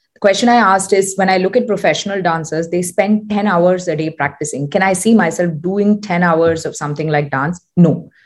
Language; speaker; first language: English; non-native, local second language; Tamil